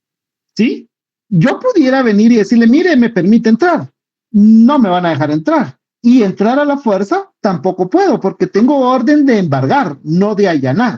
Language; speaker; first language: Spanish; native; Spanish